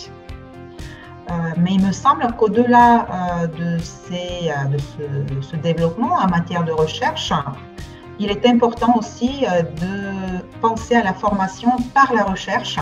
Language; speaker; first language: French; non-native, fluent; Bulgarian